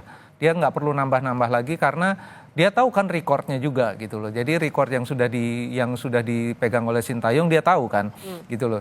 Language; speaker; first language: Indonesian; native; Indonesian